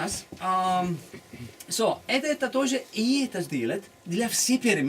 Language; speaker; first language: Russian; non-native, learner; Italian